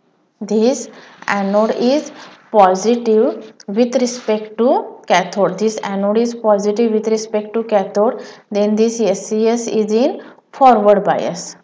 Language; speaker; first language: English; non-native, local second language; Marathi